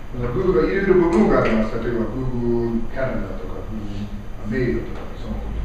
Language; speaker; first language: Japanese; non-native, learner; English